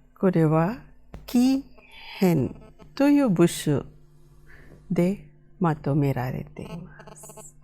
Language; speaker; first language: Japanese; non-native, fluent; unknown